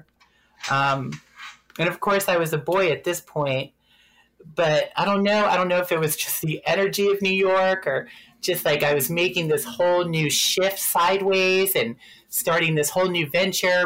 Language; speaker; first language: English; native; English